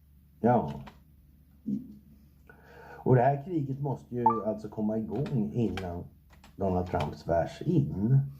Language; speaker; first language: Swedish; native; Swedish